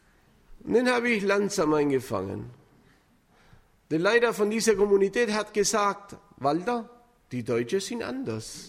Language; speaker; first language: German; non-native, fluent; Spanish